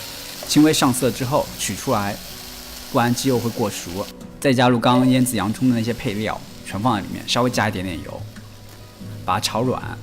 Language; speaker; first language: Chinese; native; Chinese